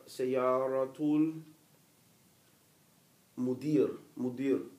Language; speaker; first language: Arabic; non-native, learner; English